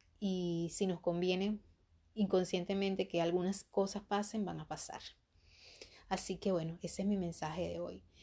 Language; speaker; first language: Spanish; native; Spanish